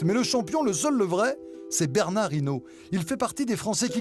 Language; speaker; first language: French; native; French